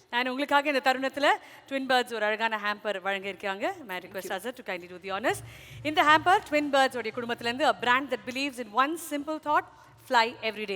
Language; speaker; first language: Tamil; native; Tamil